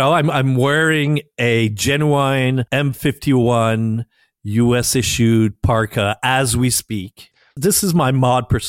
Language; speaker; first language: English; non-native, fluent; French